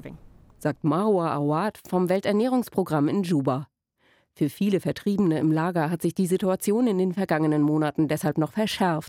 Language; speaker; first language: German; native; German